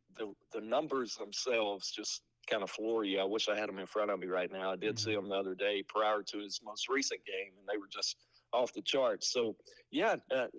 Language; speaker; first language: English; native; English